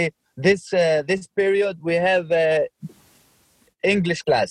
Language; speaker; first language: English; non-native, fluent; Albanian